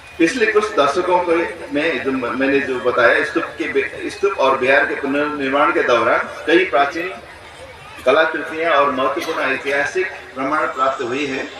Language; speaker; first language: Hindi; non-native, fluent; Newari